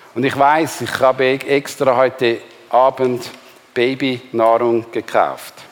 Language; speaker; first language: German; native; German